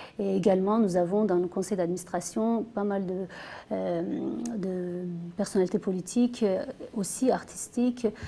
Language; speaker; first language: French; non-native, fluent; Azerbaijani